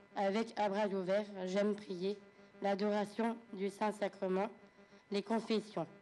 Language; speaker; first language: French; native; French